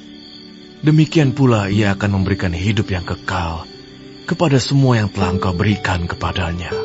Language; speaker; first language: Indonesian; native; Indonesian